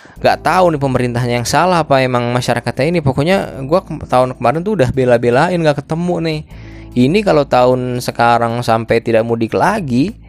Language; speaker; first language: Indonesian; native; Indonesian